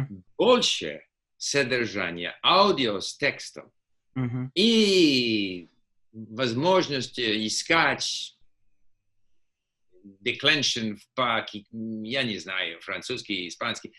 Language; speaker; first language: Russian; non-native, fluent; English